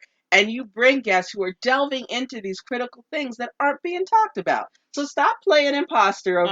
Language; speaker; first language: English; native; English